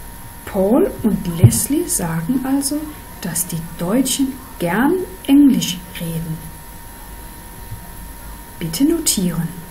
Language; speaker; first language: German; non-native, fluent; Danish